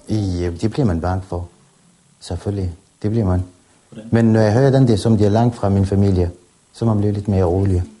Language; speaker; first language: Danish; non-native, learner; Kurdish